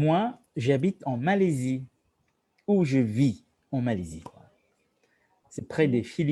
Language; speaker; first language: French; non-native, learner; Tamil